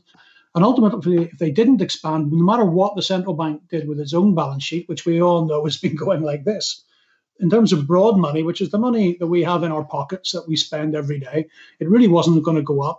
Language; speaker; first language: English; native; English